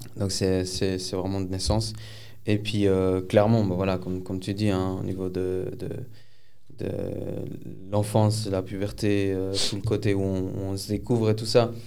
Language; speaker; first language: French; early bilingual, other home language; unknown